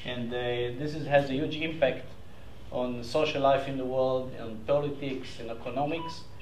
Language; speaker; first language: English; non-native, fluent; Hebrew